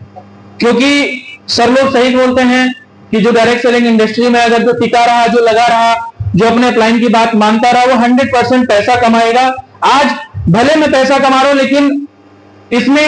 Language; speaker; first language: Hindi; native; Hindi